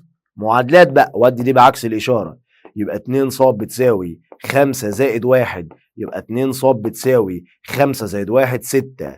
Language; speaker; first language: Arabic; native; Arabic